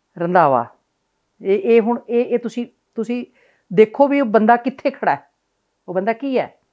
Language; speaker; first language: Punjabi; native; Punjabi